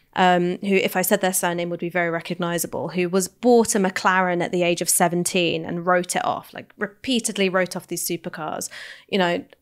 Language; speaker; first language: English; native; English